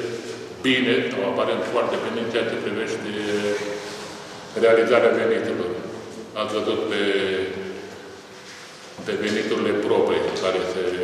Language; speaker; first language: Romanian; native; Romanian